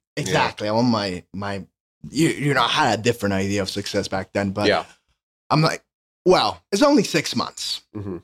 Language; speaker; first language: English; non-native, fluent; Spanish